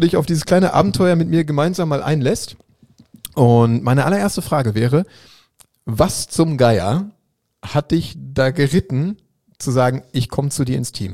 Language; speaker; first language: German; native; German